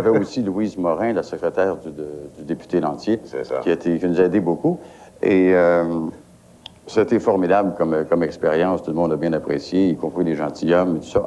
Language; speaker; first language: French; native; French